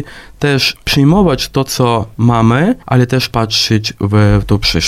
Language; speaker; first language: Polish; non-native, fluent; Ukrainian